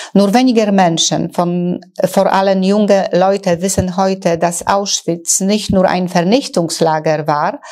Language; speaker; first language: German; non-native, fluent; Polish